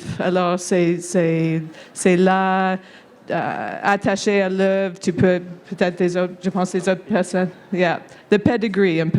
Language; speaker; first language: French; non-native, local second language; English